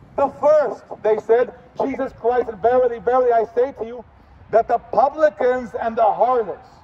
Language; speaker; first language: English; native; English